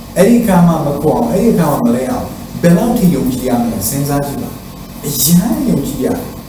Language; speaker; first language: Burmese; non-native, fluent; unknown